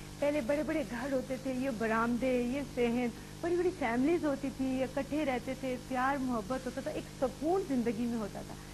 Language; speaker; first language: Urdu; non-native, local second language; Pashto